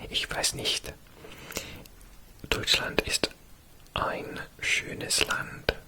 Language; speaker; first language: German; non-native, learner; English